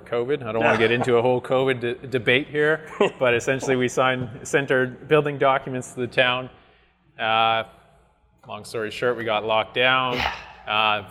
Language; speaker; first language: English; non-native, fluent; French